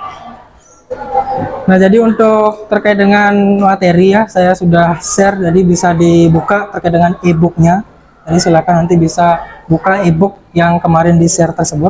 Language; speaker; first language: Indonesian; native; Indonesian